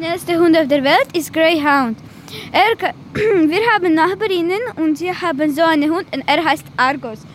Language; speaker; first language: German; non-native, learner; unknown